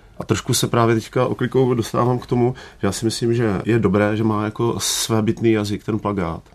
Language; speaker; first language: Czech; native; Czech